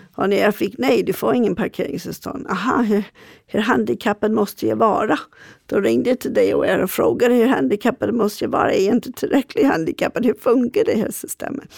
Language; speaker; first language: Swedish; non-native, fluent; English